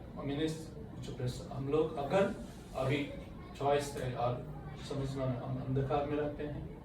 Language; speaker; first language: Hindi; non-native, local second language; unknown